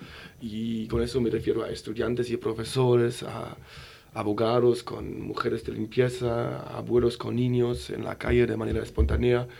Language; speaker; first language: Spanish; non-native, fluent; German